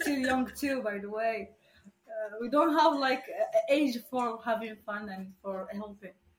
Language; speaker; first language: English; non-native, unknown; Arabic